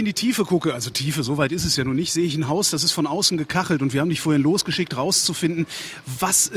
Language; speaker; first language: German; native; German